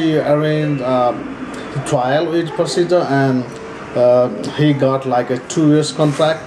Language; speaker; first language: English; non-native, learner; Nepali